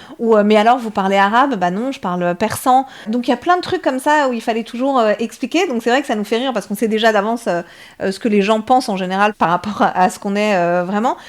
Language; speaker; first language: French; early bilingual, other home language; Persian